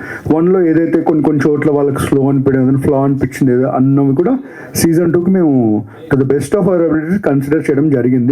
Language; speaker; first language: Telugu; native; Telugu